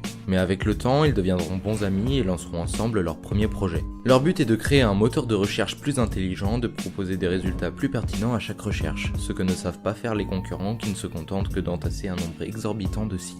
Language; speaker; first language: French; native; French